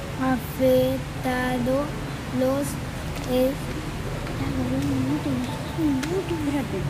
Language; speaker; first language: Spanish; non-native, learner; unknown